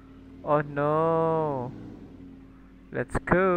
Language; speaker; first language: English; non-native, learner; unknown